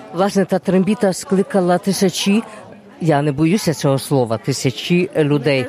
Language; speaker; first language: Ukrainian; early bilingual, heritage; Ukrainian